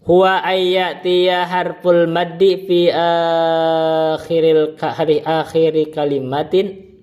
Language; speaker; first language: Arabic; non-native, fluent; Indonesian